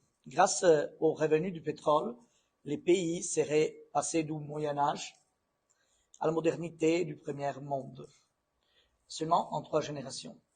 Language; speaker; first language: French; non-native, fluent; Italian